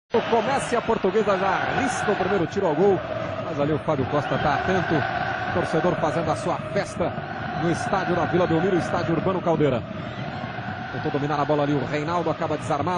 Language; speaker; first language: Portuguese; native; Portuguese